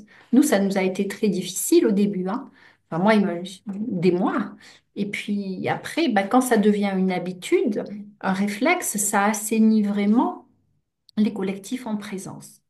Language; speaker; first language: French; native; French